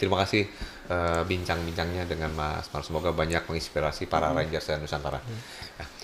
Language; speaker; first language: Indonesian; native; Indonesian